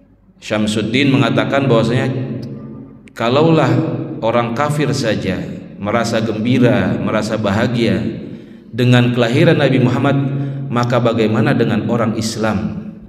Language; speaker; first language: Indonesian; native; Indonesian